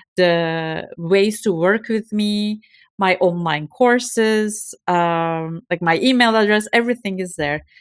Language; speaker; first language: English; non-native, fluent; Turkish